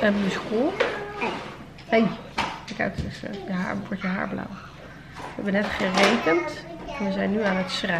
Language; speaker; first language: Dutch; native; Dutch